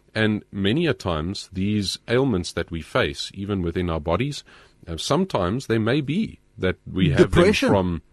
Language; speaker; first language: English; native; English